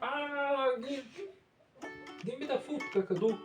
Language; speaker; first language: English; non-native, learner; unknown